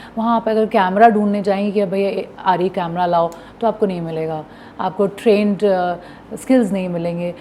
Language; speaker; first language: Hindi; non-native, local second language; Bhojpuri